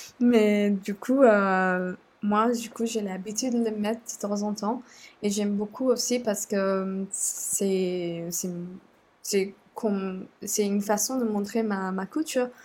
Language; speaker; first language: French; non-native, fluent; Sinhala